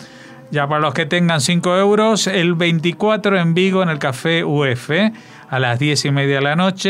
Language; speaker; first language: Spanish; native; Spanish